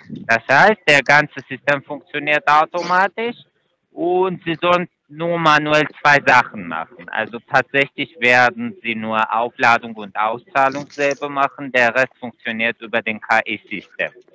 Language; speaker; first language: German; non-native, fluent; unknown